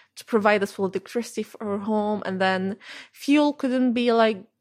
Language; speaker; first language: English; non-native, fluent; Arabic